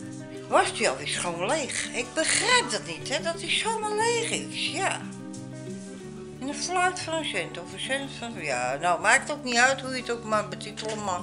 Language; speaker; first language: Dutch; native; Dutch